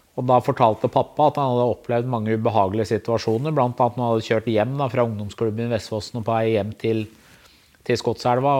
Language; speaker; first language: Norwegian; native; Norwegian